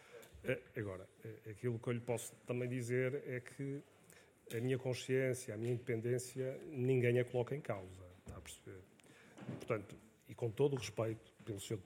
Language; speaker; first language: Portuguese; native; Portuguese